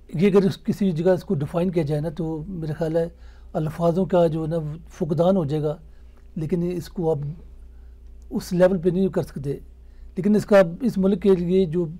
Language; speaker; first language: Urdu; native; Urdu